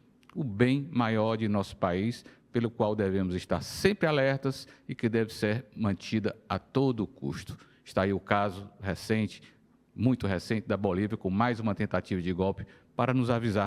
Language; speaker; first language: Portuguese; native; Portuguese